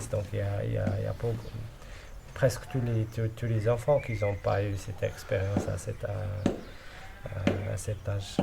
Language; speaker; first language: French; non-native, local second language; Arabic